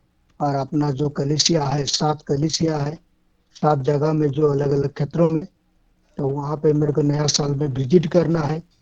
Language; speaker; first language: Hindi; non-native, local second language; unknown